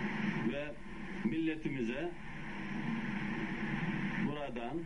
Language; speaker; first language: Turkish; native; Turkish